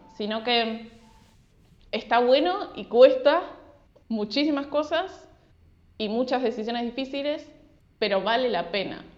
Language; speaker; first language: Spanish; native; Spanish